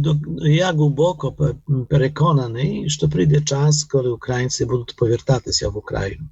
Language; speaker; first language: Polish; non-native, learner; Ukrainian